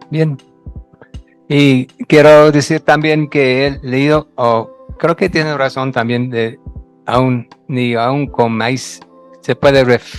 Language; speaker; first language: Spanish; non-native, fluent; English